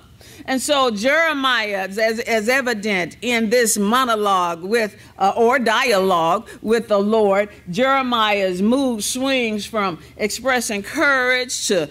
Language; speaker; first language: English; native; English